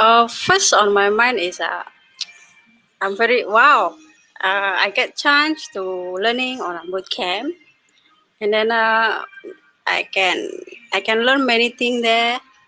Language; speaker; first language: English; non-native, learner; Indonesian